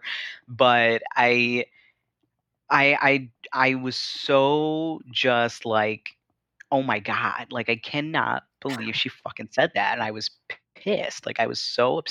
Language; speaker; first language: English; native; English